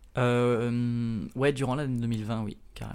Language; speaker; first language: French; native; French